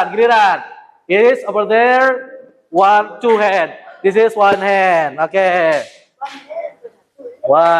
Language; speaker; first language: English; non-native, learner; Indonesian